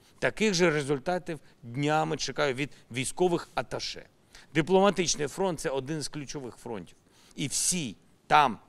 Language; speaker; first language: Ukrainian; non-native, local second language; Russian